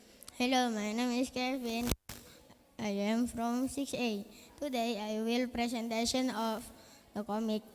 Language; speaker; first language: English; non-native, learner; Indonesian